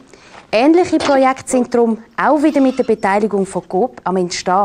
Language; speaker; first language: German; native; German